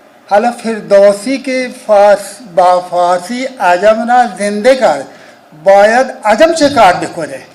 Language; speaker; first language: Persian; non-native, fluent; Urdu